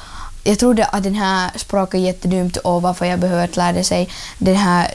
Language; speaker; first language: Swedish; non-native, learner; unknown